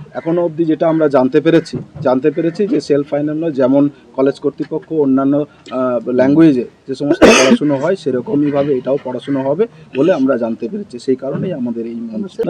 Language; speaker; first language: Bangla; non-native, local second language; Santali